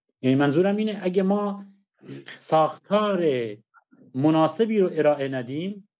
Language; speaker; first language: Persian; non-native, local second language; Kurdish